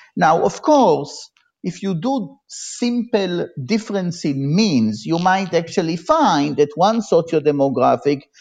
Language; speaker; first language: English; non-native, fluent; Hebrew